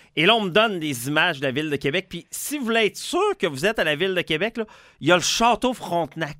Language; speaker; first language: French; native; French